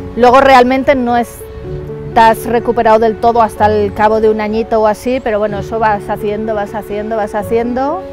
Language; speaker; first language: Spanish; native; Spanish